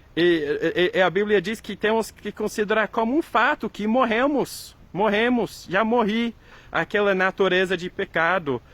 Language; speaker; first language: Portuguese; non-native, fluent; English